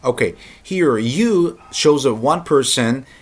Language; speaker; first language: English; non-native, fluent; Turkish